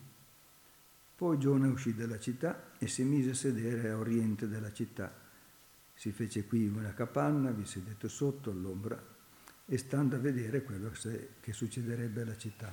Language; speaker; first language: Italian; native; Italian